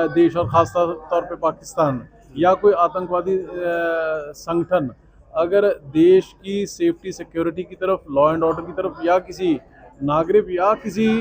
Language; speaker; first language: Urdu; non-native, local second language; Punjabi